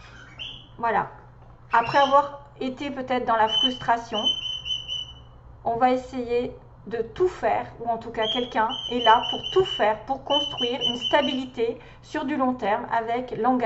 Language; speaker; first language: French; native; French